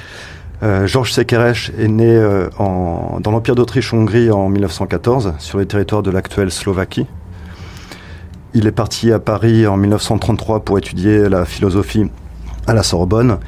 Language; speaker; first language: French; native; French